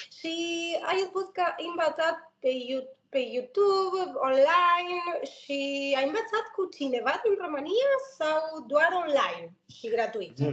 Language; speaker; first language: Romanian; non-native, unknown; Spanish